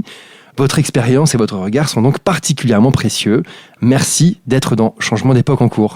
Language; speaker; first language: French; native; French